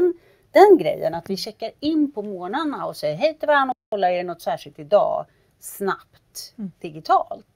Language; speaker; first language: Swedish; native; Swedish